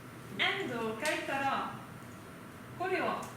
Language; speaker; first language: Japanese; non-native, learner; French